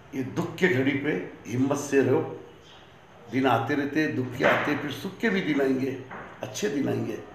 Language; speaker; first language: Hindi; non-native, local second language; Marathi